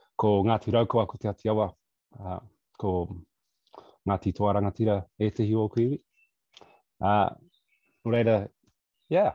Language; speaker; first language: Māori; non-native, local second language; English